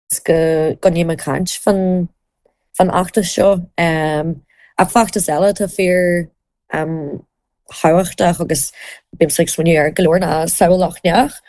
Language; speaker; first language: Irish; native; Irish